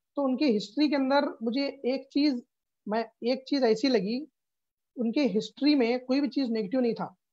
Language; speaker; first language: Hindi; non-native, local second language; Urdu